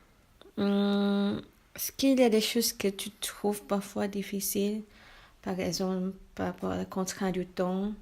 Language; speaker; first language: French; non-native, learner; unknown